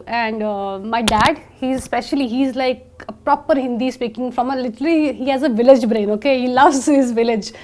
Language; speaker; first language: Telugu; non-native, fluent; Hindi